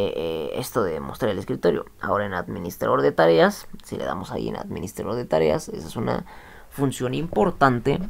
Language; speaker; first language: Spanish; native; Spanish